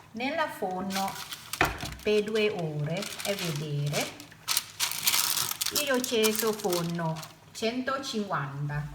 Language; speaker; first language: Italian; non-native, learner; Thai